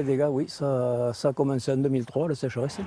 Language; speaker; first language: French; native; French